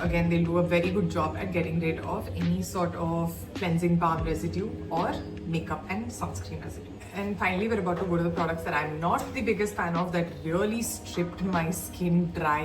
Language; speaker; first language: English; native; English